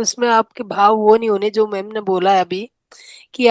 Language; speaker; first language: Hindi; native; Hindi